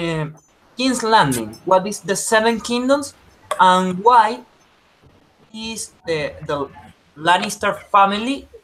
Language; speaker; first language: English; non-native, learner; Spanish